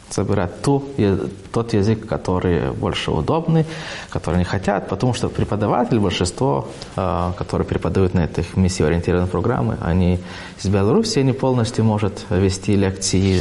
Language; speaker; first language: Russian; non-native, fluent; Lithuanian